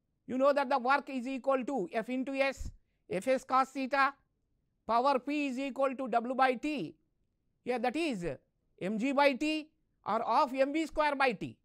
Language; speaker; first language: English; non-native, local second language; Telugu